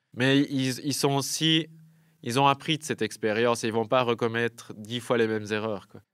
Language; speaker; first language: French; native; French